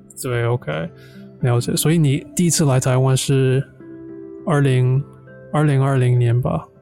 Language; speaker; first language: Chinese; non-native, fluent; English